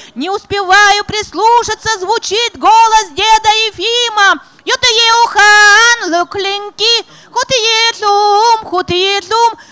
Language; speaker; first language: Russian; non-native, local second language; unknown